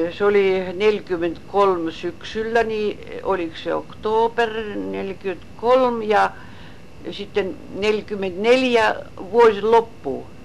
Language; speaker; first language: Finnish; native; Finnish